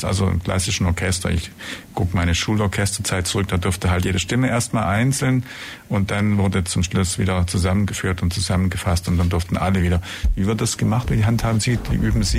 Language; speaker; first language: German; native; German